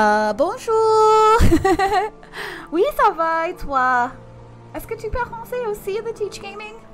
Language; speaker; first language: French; non-native, learner; English